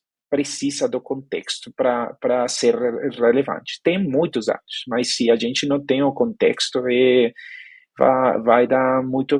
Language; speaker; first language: Portuguese; non-native, fluent; Spanish